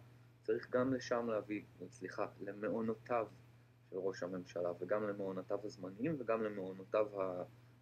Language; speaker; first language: Hebrew; native; Hebrew